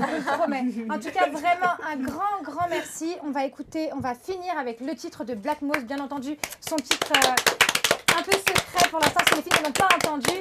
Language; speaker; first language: French; native; French